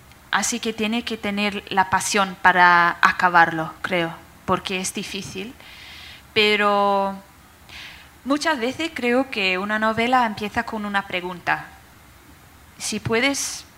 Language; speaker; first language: Spanish; non-native, fluent; English